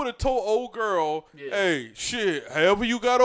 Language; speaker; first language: English; native; English